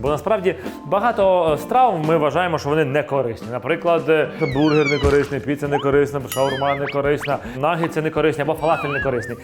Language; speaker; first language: Ukrainian; native; Ukrainian